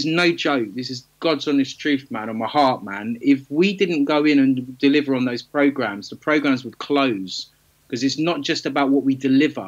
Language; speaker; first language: English; native; English